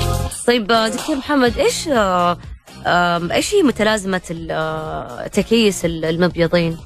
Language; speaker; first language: Arabic; native; Arabic